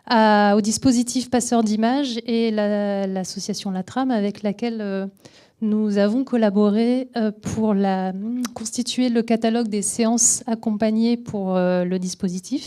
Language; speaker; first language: French; native; French